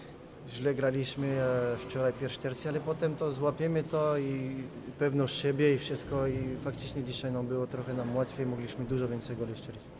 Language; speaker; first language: Polish; non-native, fluent; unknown